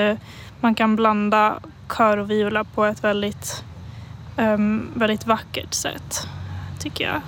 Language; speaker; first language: Swedish; native; Swedish